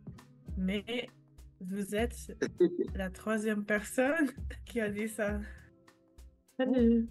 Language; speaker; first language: French; non-native, fluent; English